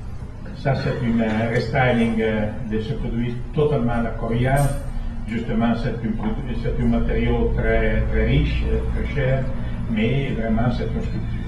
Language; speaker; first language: French; non-native, fluent; Italian